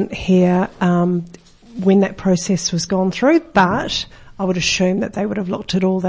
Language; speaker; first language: English; native; English